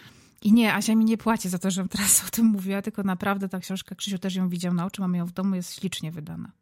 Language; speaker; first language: Polish; native; Polish